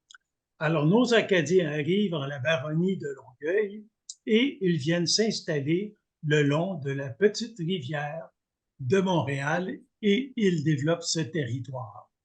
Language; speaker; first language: French; native; French